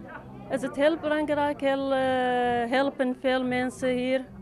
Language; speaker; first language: Dutch; non-native, learner; Kurdish